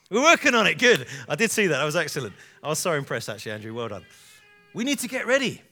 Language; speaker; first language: English; native; English